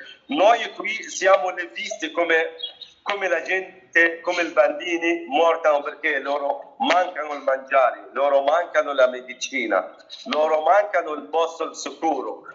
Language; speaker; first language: Italian; non-native, learner; Arabic